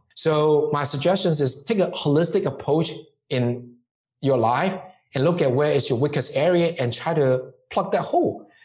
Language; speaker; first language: English; non-native, local second language; Cantonese